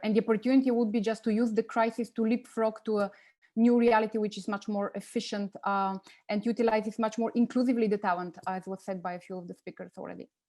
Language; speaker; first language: English; non-native, fluent; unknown